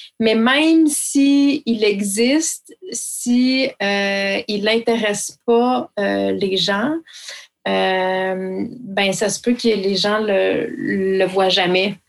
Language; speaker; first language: French; native; French